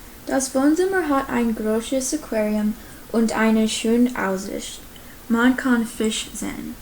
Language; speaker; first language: German; non-native, learner; English